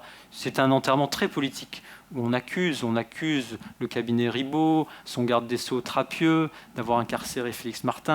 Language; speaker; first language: French; native; French